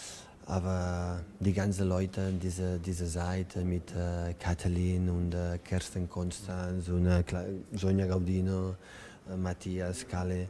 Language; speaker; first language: German; non-native, learner; Catalan